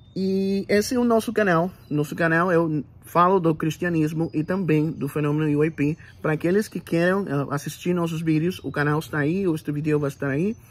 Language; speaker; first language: Portuguese; non-native, fluent; Spanish